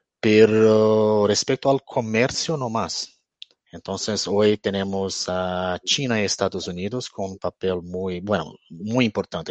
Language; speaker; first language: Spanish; non-native, fluent; Portuguese